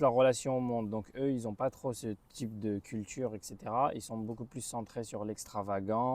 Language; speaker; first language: French; native; French